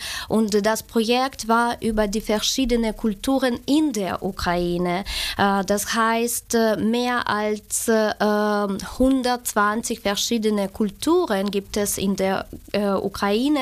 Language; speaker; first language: German; non-native, learner; Ukrainian